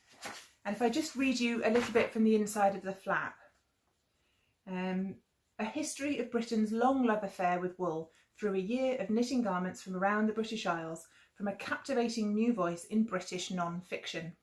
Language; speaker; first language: English; native; English